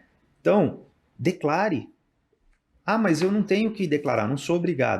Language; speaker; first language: Portuguese; native; Portuguese